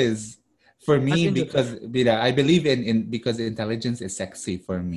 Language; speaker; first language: English; non-native, local second language; Cebuano